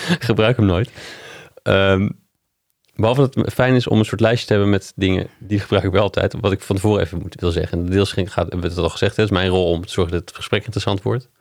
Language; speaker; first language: Dutch; non-native, fluent; English